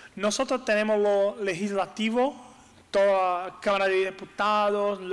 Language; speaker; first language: Spanish; non-native, learner; Portuguese